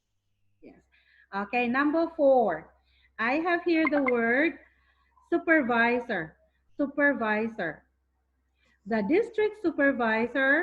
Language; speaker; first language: English; non-native, fluent; Thai